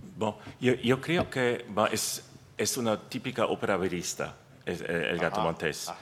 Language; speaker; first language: Spanish; non-native, learner; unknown